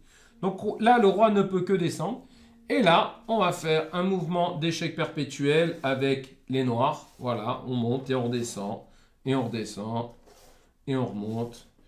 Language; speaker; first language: French; native; French